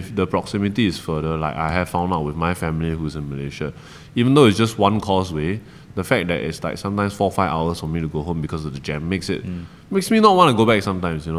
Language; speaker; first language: English; non-native, local second language; Chinese